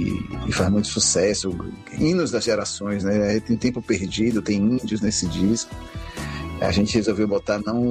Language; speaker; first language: Portuguese; native; Portuguese